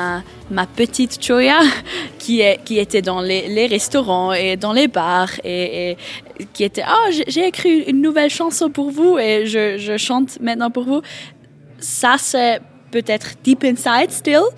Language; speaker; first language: French; non-native, learner; German